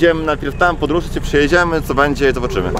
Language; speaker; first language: Polish; native; Polish